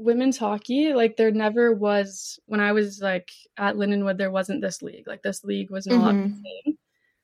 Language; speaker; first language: English; native; English